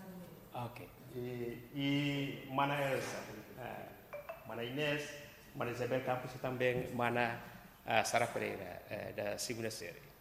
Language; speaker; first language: Portuguese; non-native, local second language; Tetum